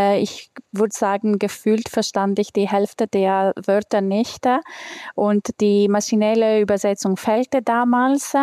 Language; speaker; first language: German; non-native, fluent; Greek